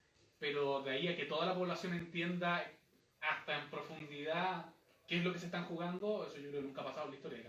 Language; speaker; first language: Spanish; native; Spanish